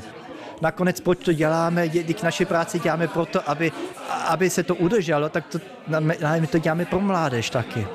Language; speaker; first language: Czech; early bilingual, heritage; Czech